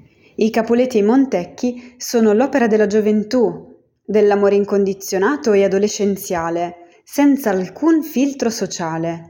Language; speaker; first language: Italian; native; Italian